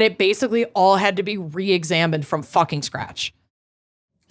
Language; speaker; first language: English; native; English